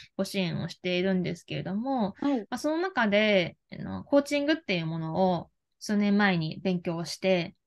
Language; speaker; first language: Japanese; native; Japanese